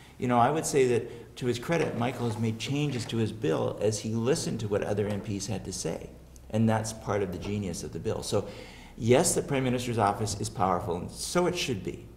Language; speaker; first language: English; native; English